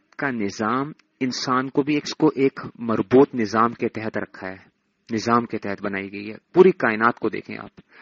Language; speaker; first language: Urdu; native; Urdu